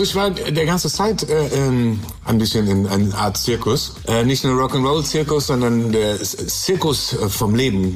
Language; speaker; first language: German; non-native, learner; English